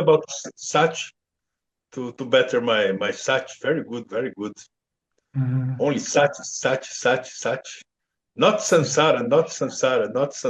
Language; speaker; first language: English; non-native, learner; Portuguese